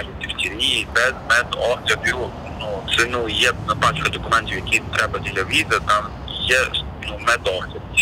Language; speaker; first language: Ukrainian; non-native, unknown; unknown